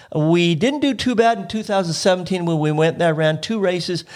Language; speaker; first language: English; native; English